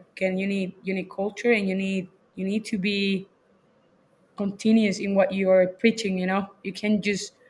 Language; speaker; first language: English; non-native, fluent; Spanish